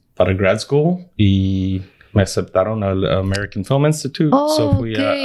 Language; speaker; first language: Spanish; early bilingual, heritage; Spanish